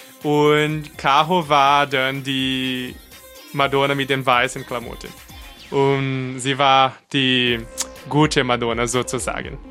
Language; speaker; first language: German; non-native, fluent; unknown